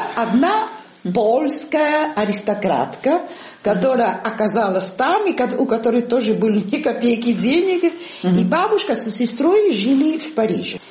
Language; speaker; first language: Russian; non-native, fluent; Italian